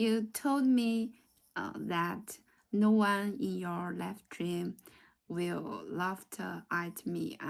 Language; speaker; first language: English; non-native, learner; Chinese